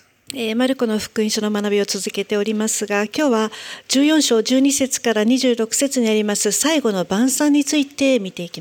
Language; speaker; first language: Japanese; native; Japanese